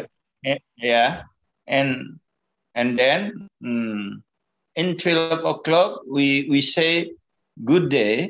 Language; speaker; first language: English; non-native, learner; Indonesian